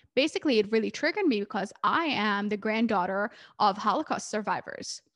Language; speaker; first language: English; early bilingual, other home language; Hebrew